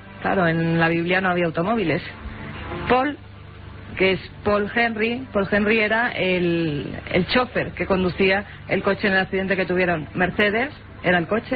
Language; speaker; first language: Spanish; native; Spanish